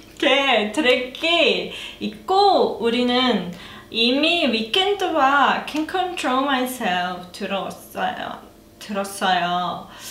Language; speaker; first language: Korean; non-native, learner; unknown